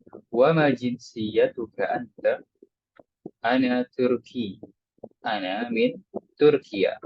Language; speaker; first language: Arabic; non-native, fluent; Indonesian